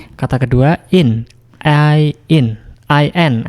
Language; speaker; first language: English; non-native, fluent; Indonesian